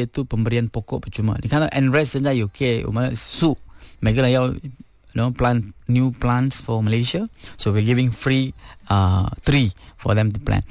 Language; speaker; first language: Chinese; non-native, local second language; Tamil